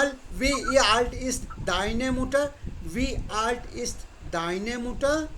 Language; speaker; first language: German; non-native, fluent; Hindi